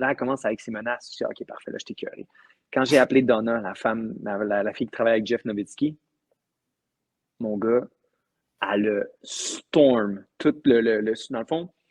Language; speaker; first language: French; native; French